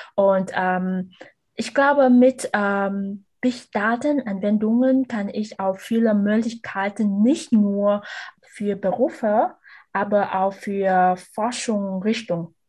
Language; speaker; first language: German; non-native, learner; Vietnamese